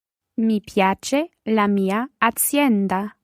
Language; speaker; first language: Italian; non-native, learner; English